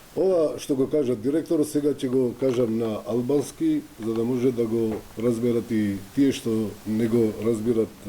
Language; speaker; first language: Macedonian; non-native, local second language; Albanian